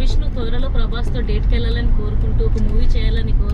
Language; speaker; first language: Telugu; native; Telugu